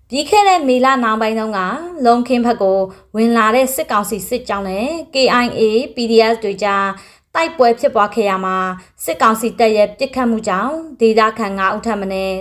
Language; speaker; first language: Burmese; native; Burmese